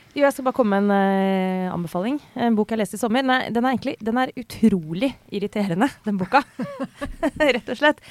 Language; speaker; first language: Norwegian; native; Norwegian